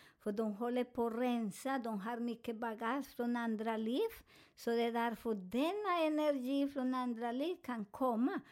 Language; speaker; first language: Swedish; non-native, fluent; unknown